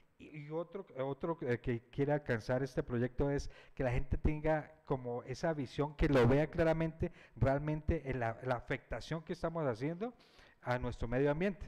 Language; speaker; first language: Spanish; native; Spanish